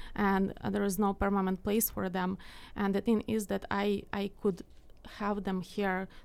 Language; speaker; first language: English; non-native, fluent; Ukrainian